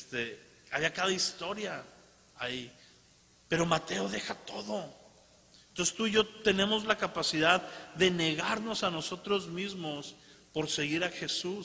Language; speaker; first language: Spanish; native; Spanish